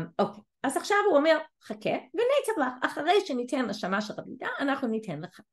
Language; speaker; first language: Hebrew; non-native, fluent; English